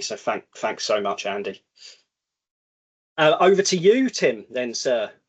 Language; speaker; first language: English; native; English